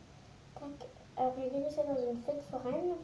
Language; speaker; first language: French; native; French